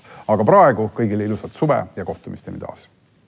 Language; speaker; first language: Estonian; native; Estonian